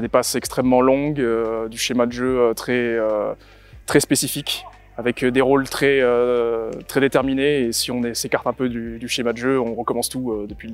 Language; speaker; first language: French; native; French